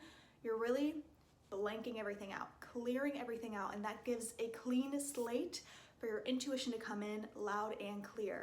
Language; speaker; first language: English; native; English